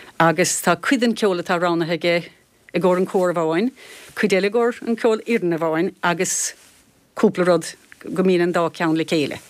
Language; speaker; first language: Irish; native; Irish